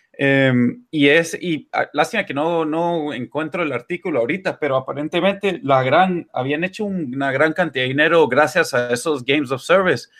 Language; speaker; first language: Spanish; native; Spanish